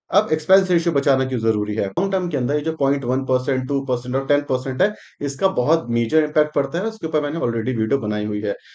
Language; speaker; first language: Hindi; native; Hindi